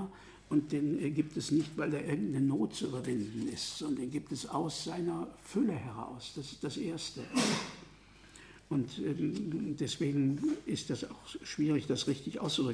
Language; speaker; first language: German; native; German